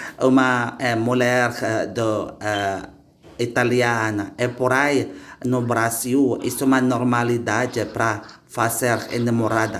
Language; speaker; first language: Portuguese; non-native, learner; Indonesian